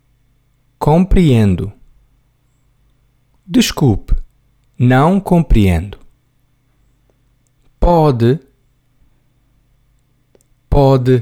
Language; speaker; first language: Portuguese; non-native, learner; English